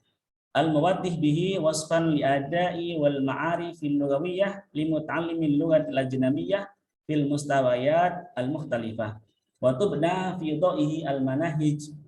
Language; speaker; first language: Arabic; non-native, fluent; Indonesian